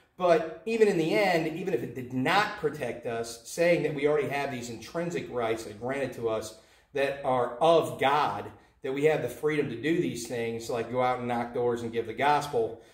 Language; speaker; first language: English; native; English